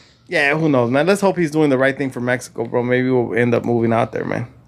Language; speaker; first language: English; early bilingual, other home language; Spanish